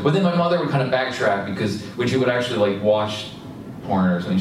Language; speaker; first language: English; native; English